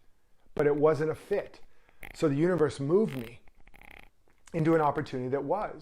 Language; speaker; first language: English; native; English